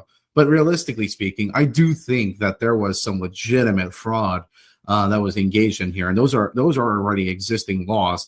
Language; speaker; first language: English; native; English